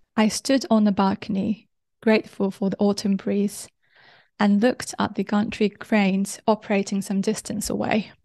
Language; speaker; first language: English; non-native, fluent; Japanese